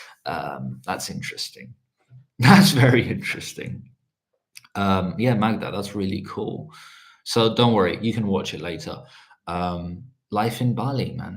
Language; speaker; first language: English; early bilingual, other home language; Polish